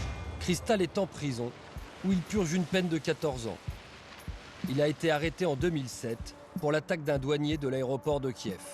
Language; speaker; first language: French; native; French